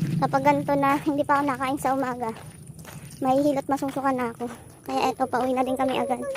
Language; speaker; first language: Filipino; native; Filipino